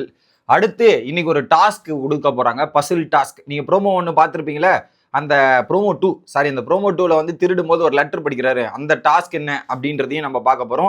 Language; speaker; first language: Tamil; native; Tamil